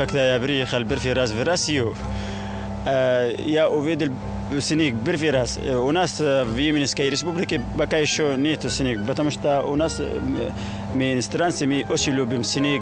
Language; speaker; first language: Russian; non-native, learner; Arabic